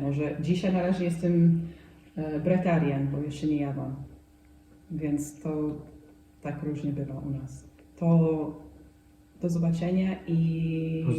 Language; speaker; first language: Polish; non-native, fluent; English